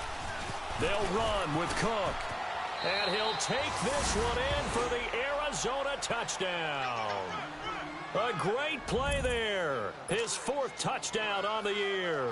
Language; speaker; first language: English; native; English